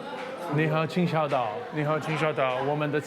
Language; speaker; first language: Chinese; non-native, learner; English